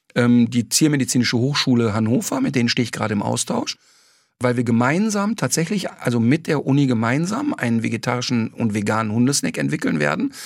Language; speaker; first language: German; native; German